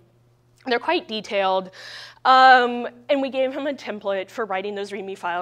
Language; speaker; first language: English; native; English